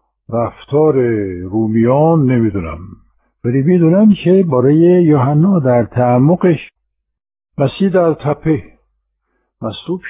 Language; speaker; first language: Persian; non-native, fluent; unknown